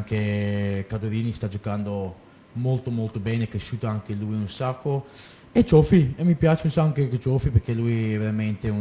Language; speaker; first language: Italian; non-native, fluent; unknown